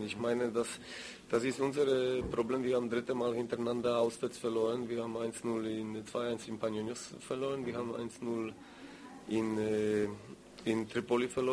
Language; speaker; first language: German; non-native, learner; Greek